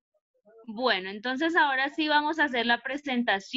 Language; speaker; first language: Spanish; native; Spanish